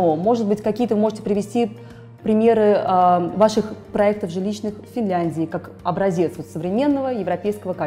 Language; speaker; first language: Russian; native; Russian